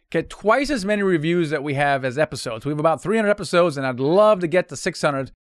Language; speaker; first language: English; non-native, fluent; German